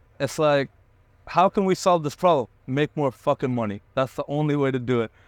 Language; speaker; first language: English; early bilingual, other home language; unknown